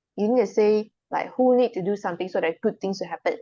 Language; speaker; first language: English; non-native, local second language; Chinese